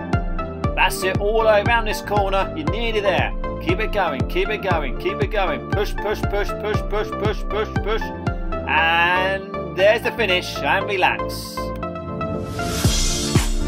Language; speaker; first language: English; native; English